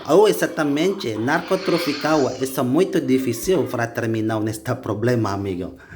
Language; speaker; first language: Portuguese; non-native, learner; Indonesian